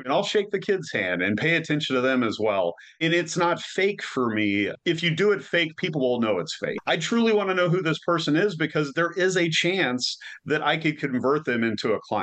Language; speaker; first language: English; native; English